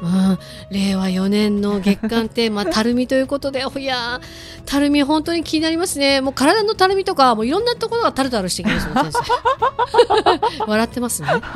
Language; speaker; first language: Japanese; native; Japanese